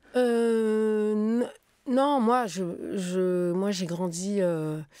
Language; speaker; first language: French; native; French